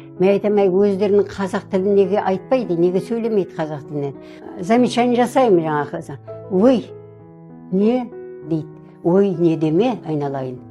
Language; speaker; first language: Kazakh; early bilingual, other home language; Russian